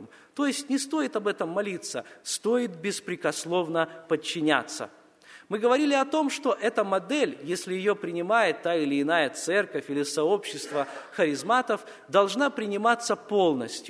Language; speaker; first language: Russian; native; Russian